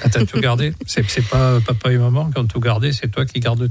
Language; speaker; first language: French; native; French